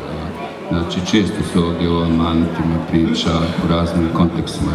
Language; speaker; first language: Bosnian; native; Bosnian